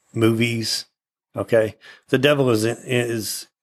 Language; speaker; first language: English; native; English